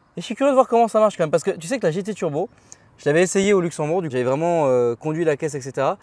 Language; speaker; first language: French; native; French